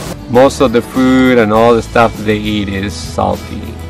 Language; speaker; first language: English; non-native, fluent; Spanish